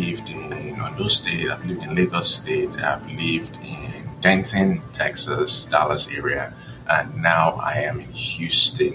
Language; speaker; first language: English; non-native, local second language; Yoruba